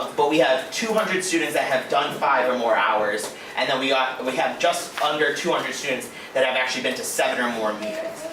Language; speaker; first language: English; native; English